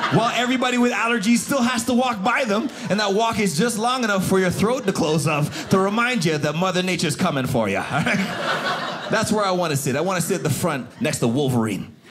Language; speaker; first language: English; native; English